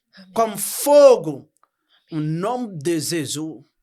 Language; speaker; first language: Portuguese; non-native, learner; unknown